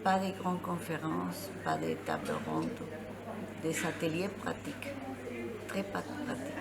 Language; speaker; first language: French; non-native, fluent; Spanish